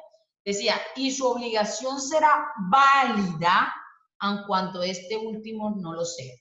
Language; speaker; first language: Spanish; native; Spanish